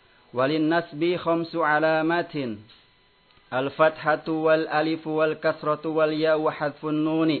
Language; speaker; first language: Arabic; non-native, learner; Indonesian